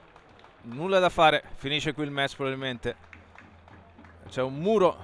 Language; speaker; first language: Italian; native; Italian